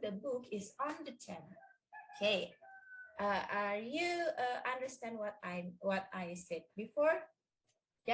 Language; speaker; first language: English; non-native, learner; Indonesian